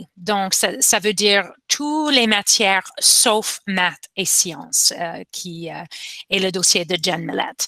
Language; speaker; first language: French; non-native, local second language; English